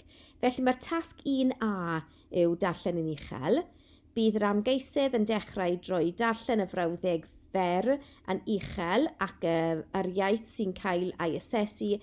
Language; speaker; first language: Welsh; non-native, local second language; English